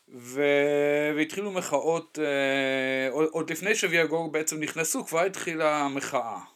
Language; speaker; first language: Hebrew; non-native, fluent; German